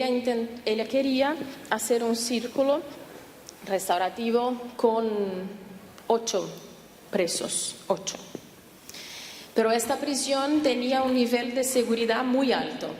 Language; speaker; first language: Spanish; non-native, fluent; Portuguese